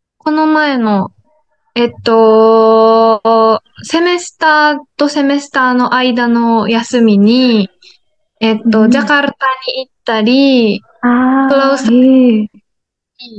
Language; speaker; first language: Japanese; native; Japanese